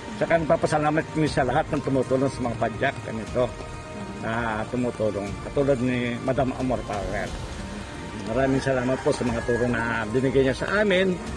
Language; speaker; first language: Filipino; native; Filipino